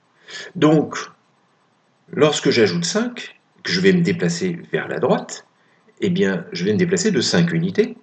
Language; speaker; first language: French; native; French